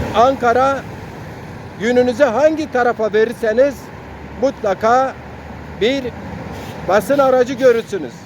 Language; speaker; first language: Turkish; non-native, local second language; Zaza